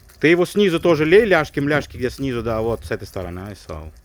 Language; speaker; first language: Russian; native; Russian